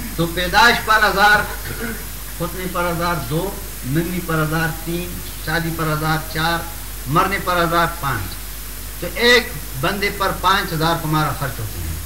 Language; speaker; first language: Urdu; non-native, local second language; Pashto